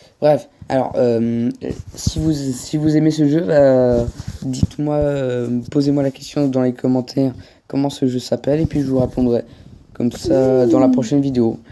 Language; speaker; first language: French; native; French